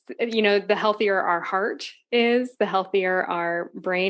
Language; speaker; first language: English; native; English